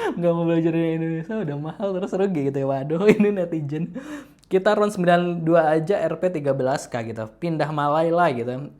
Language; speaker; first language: Indonesian; native; Indonesian